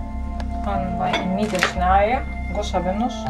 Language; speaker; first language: Dutch; non-native, learner; Arabic